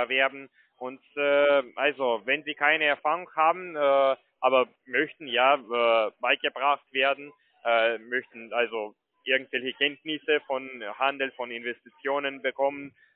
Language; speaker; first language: German; non-native, fluent; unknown